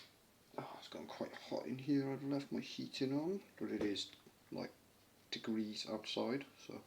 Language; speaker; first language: English; native; English